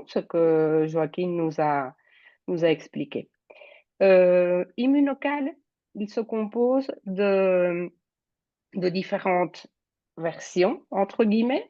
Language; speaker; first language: French; native; French